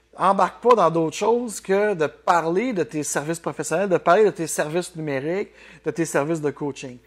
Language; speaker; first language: French; native; French